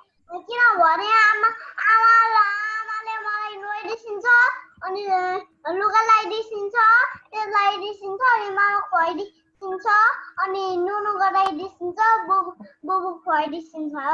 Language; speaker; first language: Nepali; early bilingual, heritage; Nepali